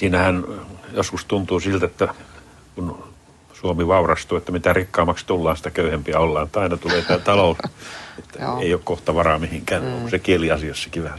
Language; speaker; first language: Finnish; native; Finnish